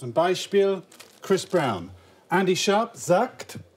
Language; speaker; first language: German; non-native, fluent; English